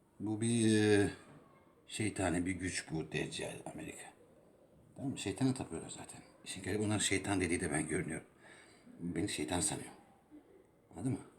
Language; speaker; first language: Turkish; native; Turkish